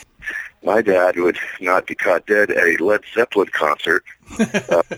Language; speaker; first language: English; native; English